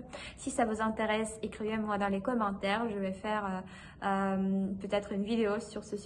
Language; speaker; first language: French; non-native, fluent; Russian